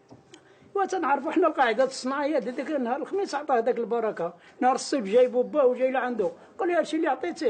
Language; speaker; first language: Arabic; native; Arabic